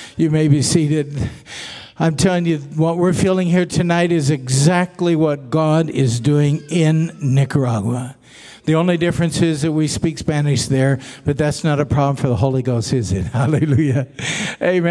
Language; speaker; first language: English; native; English